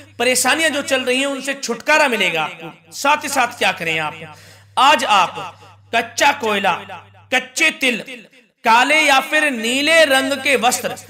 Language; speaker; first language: Hindi; native; Hindi